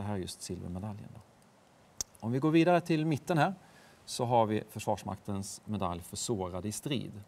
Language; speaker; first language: Swedish; native; Swedish